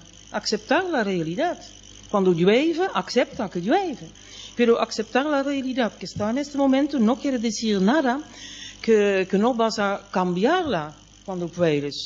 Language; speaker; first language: Spanish; non-native, fluent; Dutch